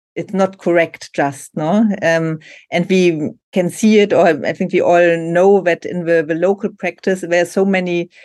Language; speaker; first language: English; non-native, fluent; German